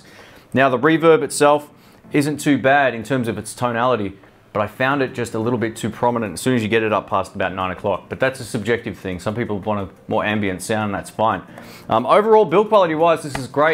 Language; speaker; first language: English; native; English